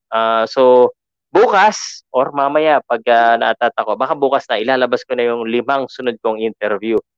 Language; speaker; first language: Filipino; native; Filipino